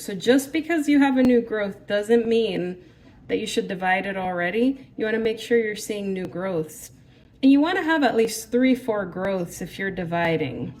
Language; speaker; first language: English; native; English